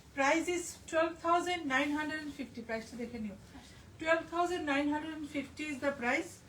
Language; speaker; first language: Hindi; non-native, local second language; Bangla